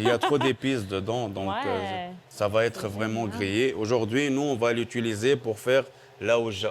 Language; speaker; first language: French; non-native, local second language; Arabic